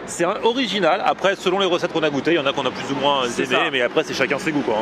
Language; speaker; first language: French; native; French